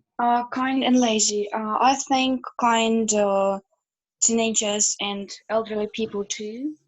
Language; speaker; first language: English; non-native, learner; Russian